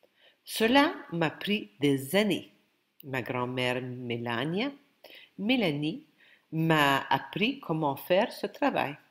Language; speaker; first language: French; non-native, local second language; Ukrainian